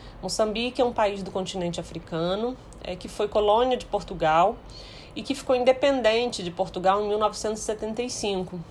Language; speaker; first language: Portuguese; early bilingual, heritage; Portuguese